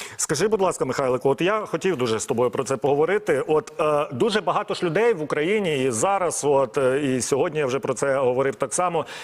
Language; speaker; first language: Ukrainian; native; Ukrainian